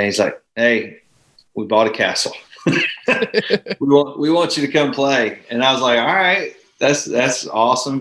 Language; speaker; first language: English; native; English